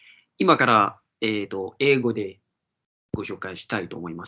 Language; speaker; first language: Japanese; non-native, learner; Malay